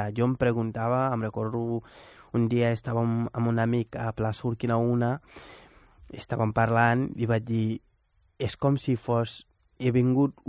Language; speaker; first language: Catalan; non-native, fluent; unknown